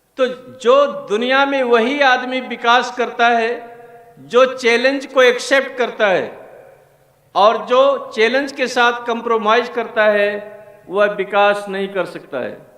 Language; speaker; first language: Hindi; non-native, local second language; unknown